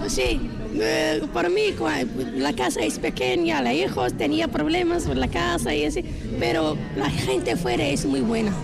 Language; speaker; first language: Spanish; non-native, learner; Arabic